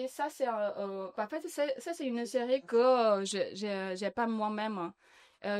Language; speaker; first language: French; non-native, learner; Chinese